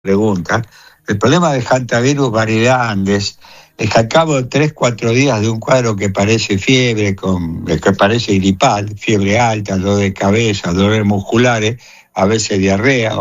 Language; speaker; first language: Spanish; native; Spanish